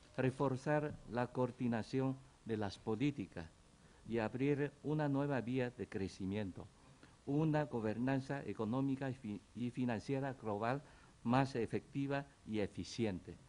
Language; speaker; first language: Spanish; non-native, fluent; Chinese